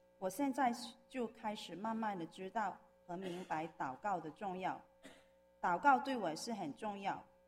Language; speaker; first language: Chinese; non-native, local second language; Cantonese